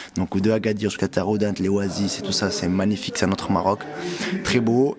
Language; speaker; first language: French; non-native, local second language; Arabic